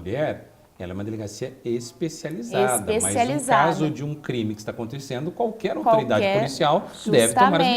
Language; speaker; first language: Portuguese; native; Portuguese